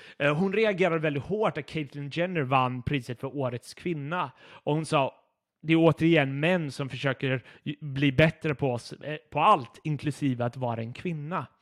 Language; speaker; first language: Swedish; non-native, fluent; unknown